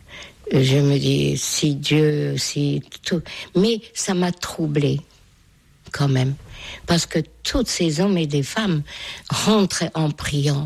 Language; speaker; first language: French; non-native, fluent; Hungarian